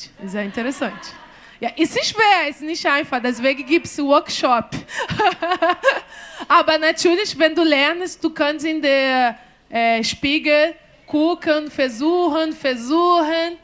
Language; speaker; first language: German; non-native, learner; Portuguese